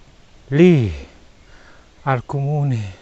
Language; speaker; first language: Italian; non-native, learner; Filipino